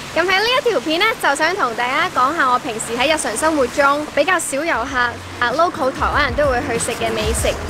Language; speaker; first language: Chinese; non-native, local second language; Cantonese